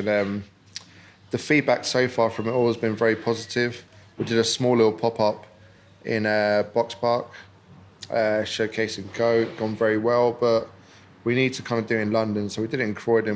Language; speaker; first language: English; native; English